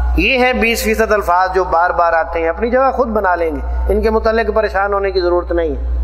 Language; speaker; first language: Urdu; non-native, local second language; Punjabi